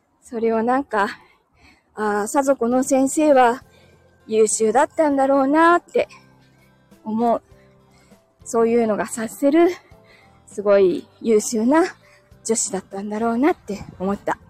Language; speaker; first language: Japanese; native; Japanese